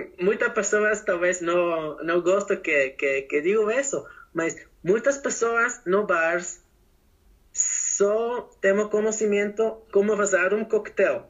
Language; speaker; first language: Portuguese; non-native, learner; Spanish